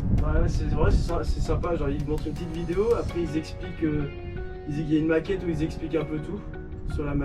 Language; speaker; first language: French; native; French